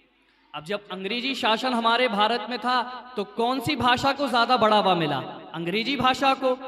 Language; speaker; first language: Hindi; native; Hindi